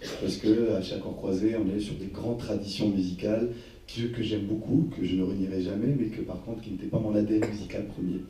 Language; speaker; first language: French; non-native, local second language; Arabic